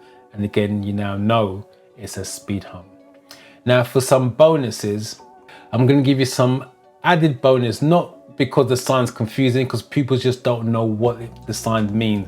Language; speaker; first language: English; native; English